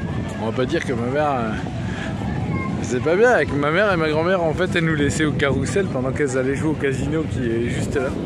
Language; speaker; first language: French; native; French